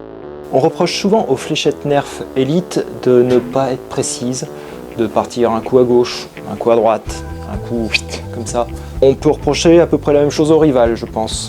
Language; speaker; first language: French; native; French